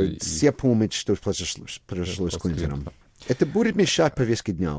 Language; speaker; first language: Russian; non-native, fluent; English